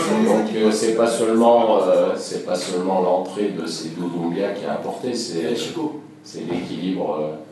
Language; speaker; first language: French; native; French